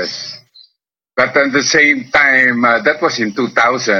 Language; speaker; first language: English; non-native, local second language; Filipino